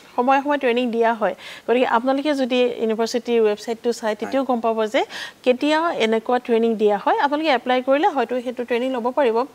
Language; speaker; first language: Assamese; native; Assamese